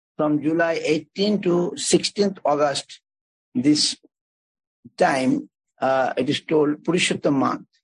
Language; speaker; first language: English; non-native, local second language; Bangla